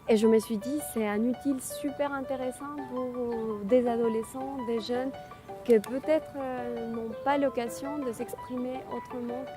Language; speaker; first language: French; non-native, fluent; Spanish